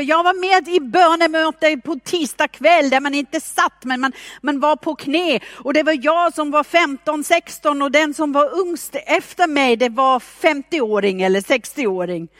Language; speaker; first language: Swedish; non-native, fluent; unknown